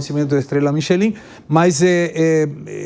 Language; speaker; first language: Portuguese; non-native, fluent; Spanish